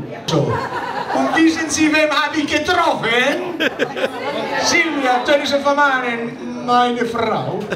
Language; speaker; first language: German; non-native, fluent; Spanish